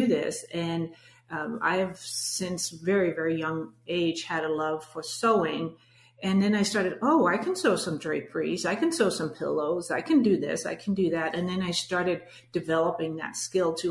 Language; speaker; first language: English; non-native, fluent; Danish